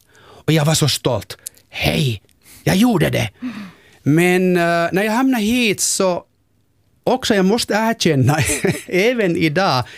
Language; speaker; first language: Swedish; non-native, local second language; Finnish